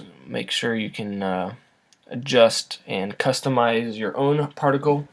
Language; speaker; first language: English; native; English